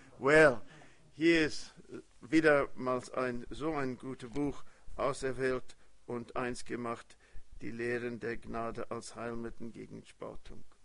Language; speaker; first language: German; early bilingual, heritage; German